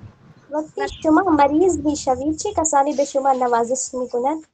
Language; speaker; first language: Persian; non-native, learner; Urdu